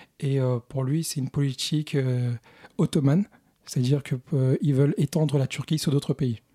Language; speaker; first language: French; early bilingual, other home language; Kurdish